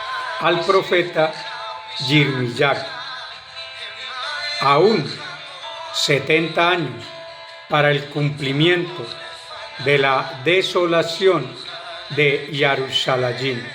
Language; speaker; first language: Spanish; native; Spanish